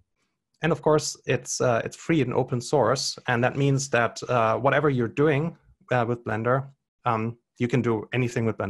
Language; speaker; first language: English; non-native, fluent; German